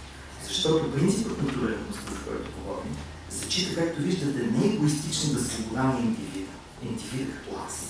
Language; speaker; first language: Bulgarian; native; Bulgarian